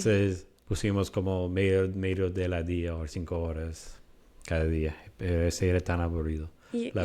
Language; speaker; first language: Spanish; non-native, fluent; English